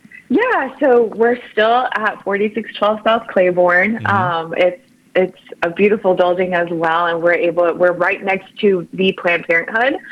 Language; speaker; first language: English; early bilingual, other home language; Spanish